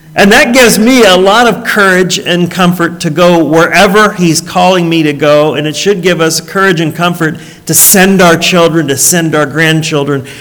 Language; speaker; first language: English; native; English